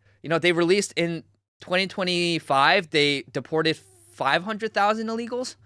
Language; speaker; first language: English; native; English